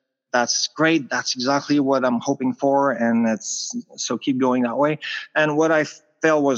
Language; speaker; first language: English; non-native, fluent; French